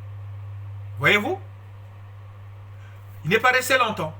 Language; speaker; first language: French; non-native, local second language; Kongo